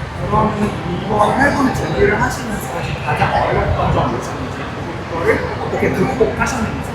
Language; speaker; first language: Korean; non-native, fluent; Thai